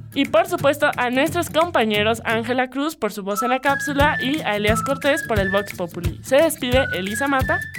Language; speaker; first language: Spanish; native; Spanish